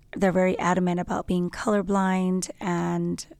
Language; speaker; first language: English; native; English